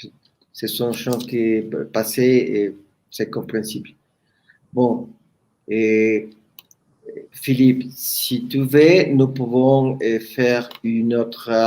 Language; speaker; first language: French; non-native, learner; Spanish